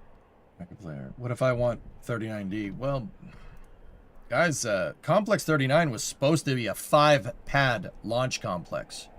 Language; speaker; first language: English; native; English